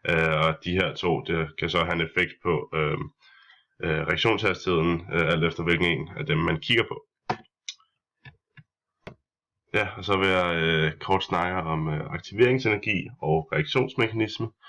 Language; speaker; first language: Danish; native; Danish